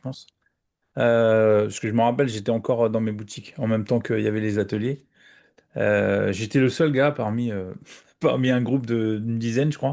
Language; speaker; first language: French; native; French